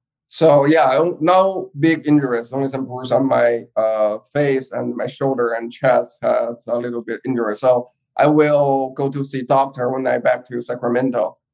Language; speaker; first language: English; non-native, fluent; Chinese